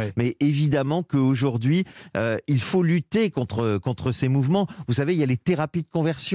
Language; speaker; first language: French; native; French